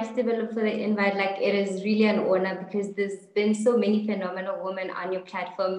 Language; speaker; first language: English; non-native, local second language; Tswana